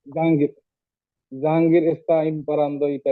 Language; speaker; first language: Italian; non-native, learner; Bangla